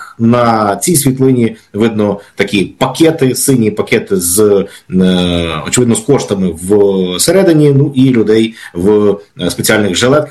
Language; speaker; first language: Ukrainian; native; Ukrainian